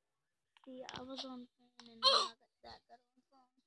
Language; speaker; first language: English; native; English